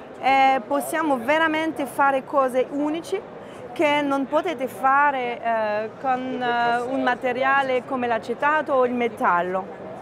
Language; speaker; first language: Italian; non-native, fluent; French